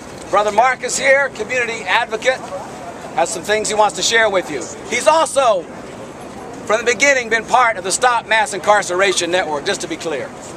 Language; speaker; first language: English; native; English